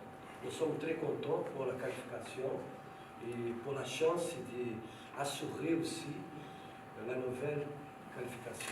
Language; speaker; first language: French; non-native, fluent; Portuguese